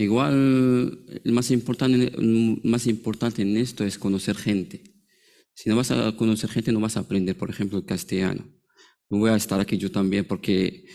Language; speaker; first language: Spanish; non-native, learner; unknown